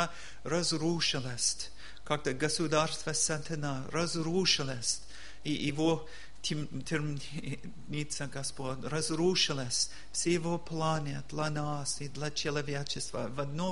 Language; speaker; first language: Russian; non-native, learner; English